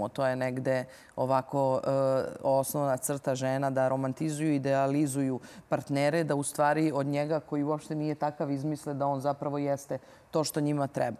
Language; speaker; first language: Serbian; native; Serbian